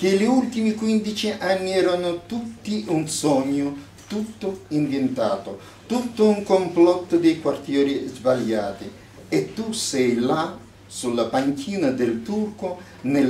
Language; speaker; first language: Italian; non-native, fluent; Russian